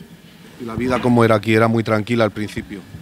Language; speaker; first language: Spanish; native; Spanish